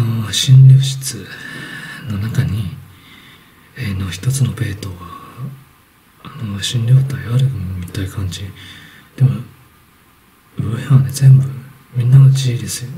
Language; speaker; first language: Japanese; non-native, learner; Chinese